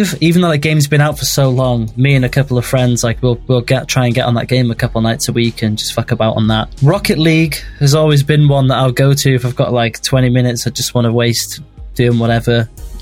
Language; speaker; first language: English; native; English